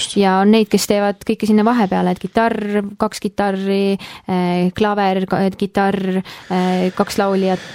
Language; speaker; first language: Estonian; early bilingual, heritage; Estonian